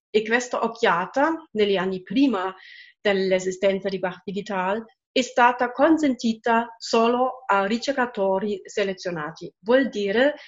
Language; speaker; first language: Italian; non-native, fluent; German